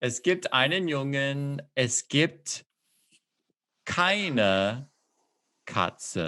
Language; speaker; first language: German; non-native, fluent; English